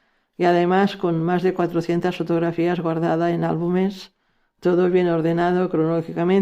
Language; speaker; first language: Spanish; native; Spanish